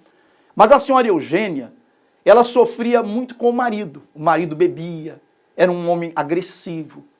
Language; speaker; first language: Portuguese; native; Portuguese